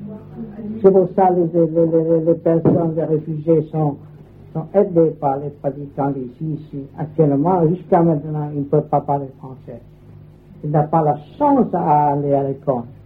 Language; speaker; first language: French; non-native, learner; Vietnamese